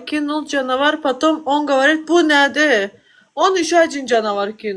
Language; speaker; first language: Russian; non-native, local second language; Azerbaijani